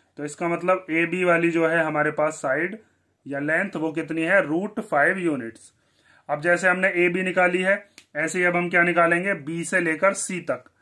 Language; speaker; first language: Hindi; native; Hindi